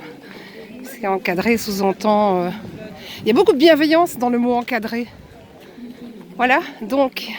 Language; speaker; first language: French; native; French